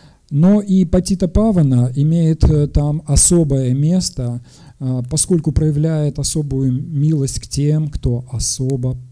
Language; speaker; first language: Russian; native; Russian